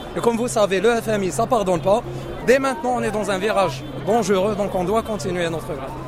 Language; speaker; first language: French; non-native, local second language; Arabic